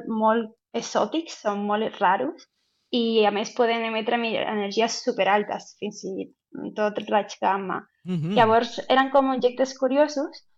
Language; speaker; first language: Catalan; non-native, local second language; Spanish